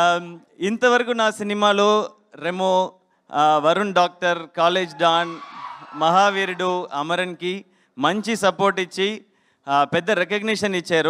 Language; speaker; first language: Telugu; non-native, learner; Tamil